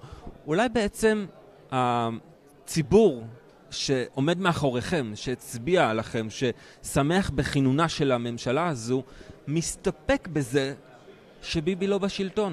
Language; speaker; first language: Hebrew; native; Hebrew